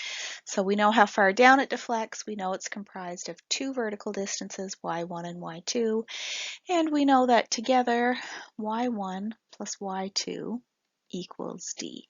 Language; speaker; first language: English; native; English